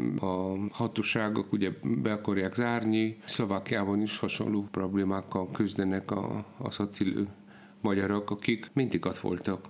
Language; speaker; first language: Hungarian; non-native, fluent; Polish